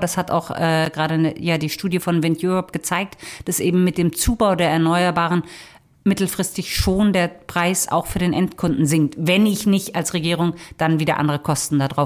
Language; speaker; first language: German; native; German